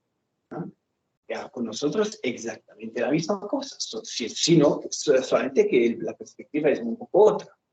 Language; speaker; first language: Spanish; non-native, fluent; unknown